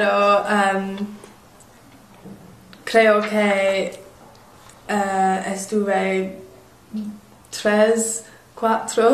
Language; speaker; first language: Spanish; non-native, learner; English